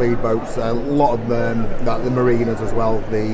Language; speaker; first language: English; native; English